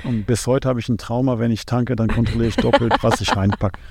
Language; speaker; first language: German; native; German